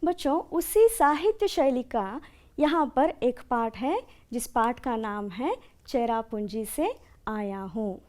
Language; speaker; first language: Hindi; non-native, local second language; Kannada